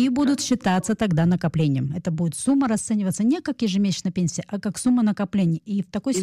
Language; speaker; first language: Russian; native; Russian